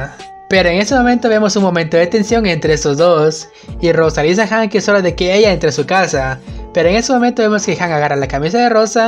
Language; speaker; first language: Spanish; native; Spanish